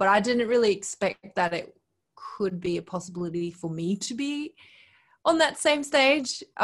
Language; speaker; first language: English; early bilingual, other home language; Korean